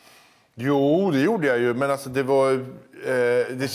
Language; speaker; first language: Swedish; native; Swedish